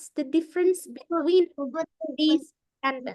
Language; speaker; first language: English; non-native, local second language; Indonesian